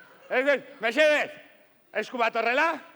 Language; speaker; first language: Basque; non-native, local second language; Spanish